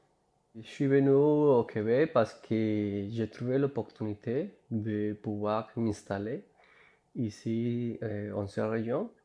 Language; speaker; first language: French; non-native, learner; Spanish